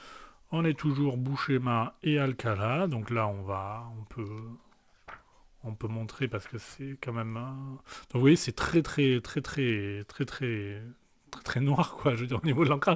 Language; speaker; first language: French; native; French